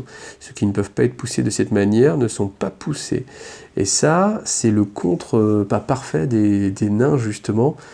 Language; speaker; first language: French; native; French